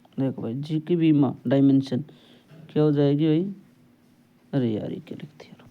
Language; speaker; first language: Hindi; native; Hindi